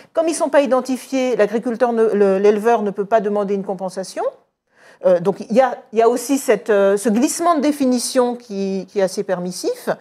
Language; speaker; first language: French; native; French